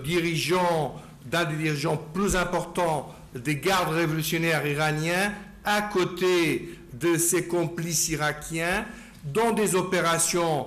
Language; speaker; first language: French; non-native, fluent; Portuguese